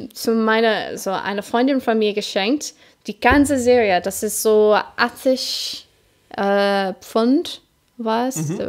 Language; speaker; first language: German; non-native, fluent; English